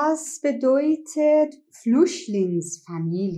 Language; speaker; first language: German; non-native, learner; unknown